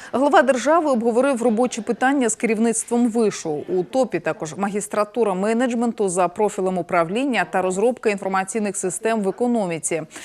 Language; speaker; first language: Ukrainian; native; Ukrainian